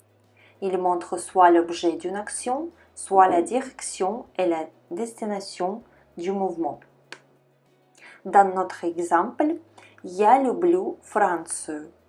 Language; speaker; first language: French; non-native, fluent; Russian